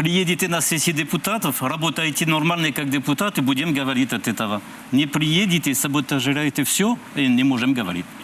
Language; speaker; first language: Russian; non-native, learner; French